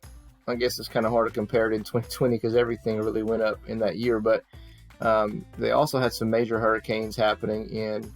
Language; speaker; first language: English; native; English